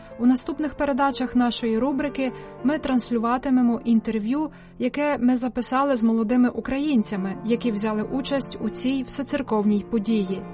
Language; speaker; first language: Ukrainian; native; Ukrainian